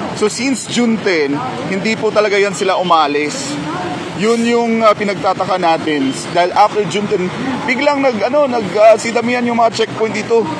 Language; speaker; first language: Filipino; non-native, local second language; Cebuano